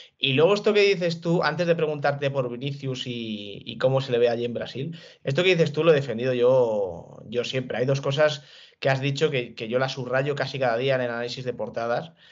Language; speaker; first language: Spanish; native; Spanish